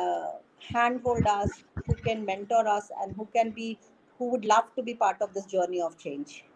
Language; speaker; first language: English; non-native, local second language; Hindi